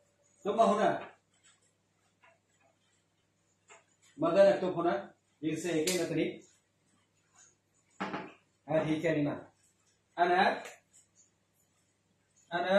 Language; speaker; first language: Arabic; non-native, fluent; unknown